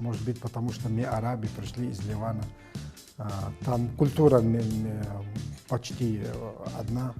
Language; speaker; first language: Russian; non-native, learner; Arabic